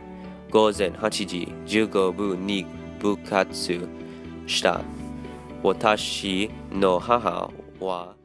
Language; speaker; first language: Japanese; non-native, learner; English